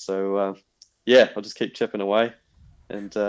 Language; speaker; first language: English; native; English